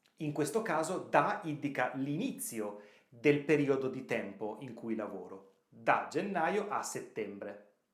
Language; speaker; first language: Italian; native; Italian